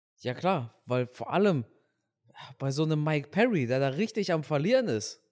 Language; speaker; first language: German; native; German